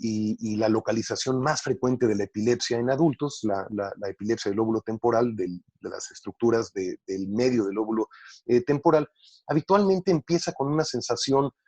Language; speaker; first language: Spanish; native; Spanish